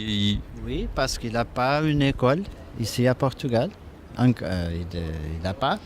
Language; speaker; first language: French; non-native, fluent; Portuguese